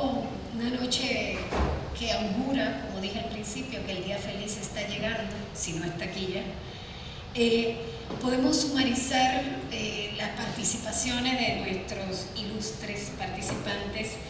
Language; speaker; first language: Spanish; native; Spanish